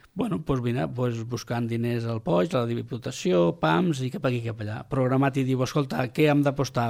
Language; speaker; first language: Catalan; non-native, local second language; Spanish